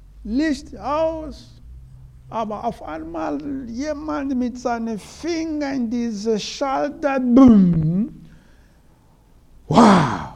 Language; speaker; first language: German; non-native, learner; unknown